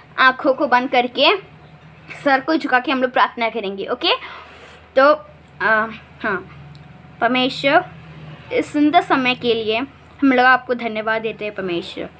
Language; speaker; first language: Hindi; native; Hindi